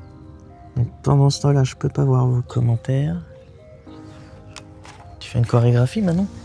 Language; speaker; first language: French; native; French